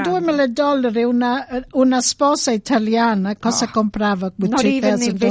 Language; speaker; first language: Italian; early bilingual, heritage; Italian